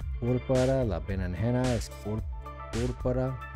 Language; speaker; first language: Spanish; non-native, learner; English